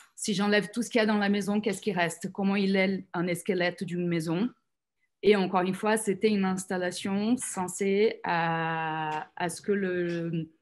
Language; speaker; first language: French; non-native, fluent; Portuguese